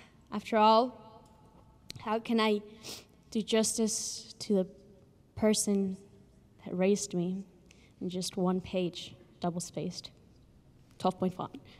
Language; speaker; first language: English; early bilingual, other home language; Spanish